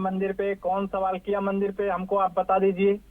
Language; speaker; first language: Hindi; native; Hindi